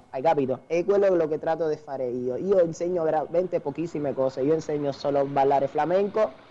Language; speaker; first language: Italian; non-native, fluent; Spanish